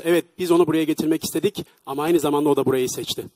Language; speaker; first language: Turkish; native; Turkish